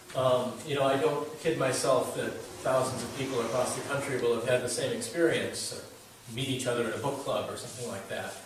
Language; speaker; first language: English; native; English